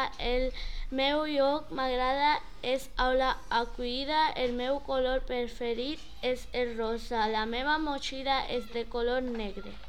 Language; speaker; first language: Catalan; non-native, learner; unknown